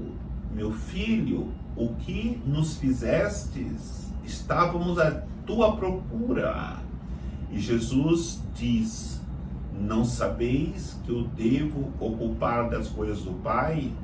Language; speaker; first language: Portuguese; native; Portuguese